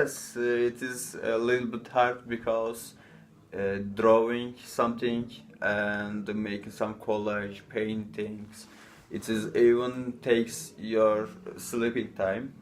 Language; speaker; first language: English; non-native, fluent; Turkish